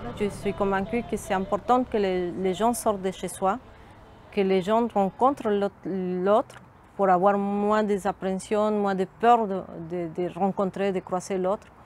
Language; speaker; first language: French; non-native, fluent; Spanish